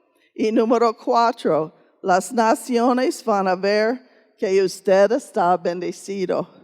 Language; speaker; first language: Spanish; non-native, fluent; English